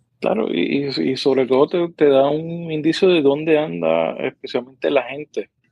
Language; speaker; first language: Spanish; native; Spanish